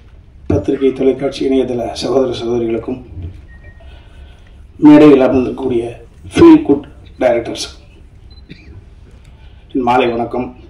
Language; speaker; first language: Tamil; native; Tamil